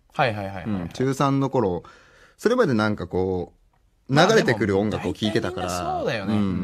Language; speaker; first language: Japanese; native; Japanese